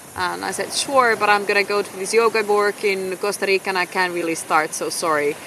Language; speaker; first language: English; non-native, fluent; Finnish